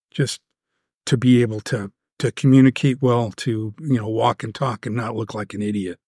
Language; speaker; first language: English; native; English